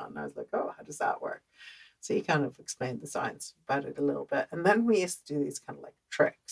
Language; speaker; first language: English; early bilingual, other home language; Dutch